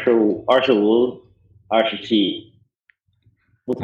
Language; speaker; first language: Chinese; non-native, learner; English